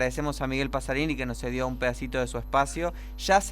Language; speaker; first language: Spanish; native; Spanish